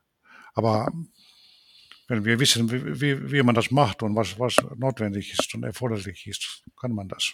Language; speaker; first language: German; non-native, fluent; Finnish